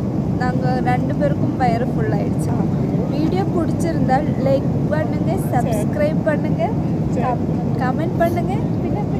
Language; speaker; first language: Tamil; non-native, learner; Malayalam